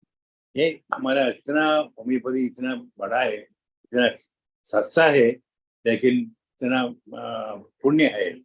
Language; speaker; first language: Hindi; non-native, local second language; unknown